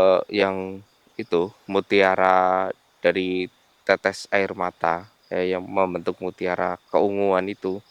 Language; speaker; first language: Indonesian; native; Indonesian